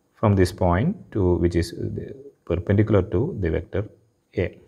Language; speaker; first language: English; non-native, local second language; Malayalam